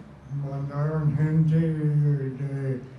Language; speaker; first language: Spanish; non-native, fluent; English